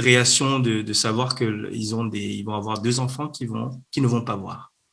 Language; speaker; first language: French; native; French